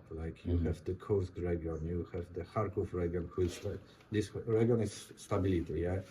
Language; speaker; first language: English; non-native, learner; Polish